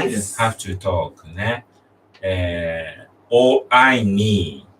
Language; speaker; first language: English; non-native, learner; Japanese